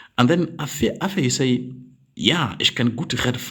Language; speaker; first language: German; non-native, learner; English